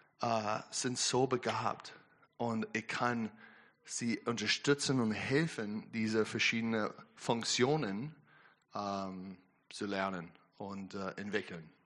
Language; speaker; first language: German; non-native, learner; English